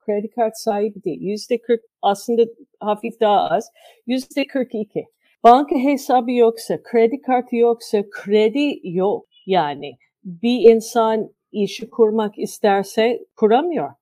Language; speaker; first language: Turkish; non-native, fluent; English